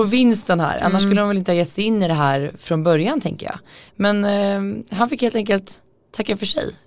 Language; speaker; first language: Swedish; native; Swedish